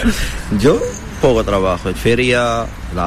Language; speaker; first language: Spanish; non-native, learner; Arabic